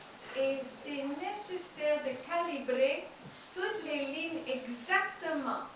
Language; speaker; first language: French; non-native, learner; English